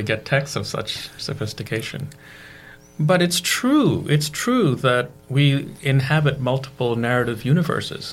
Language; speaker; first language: English; non-native, local second language; Malayalam